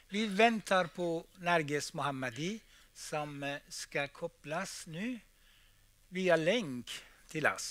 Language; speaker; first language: Swedish; non-native, fluent; Persian